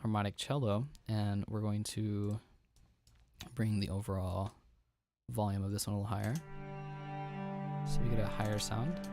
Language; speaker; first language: English; native; English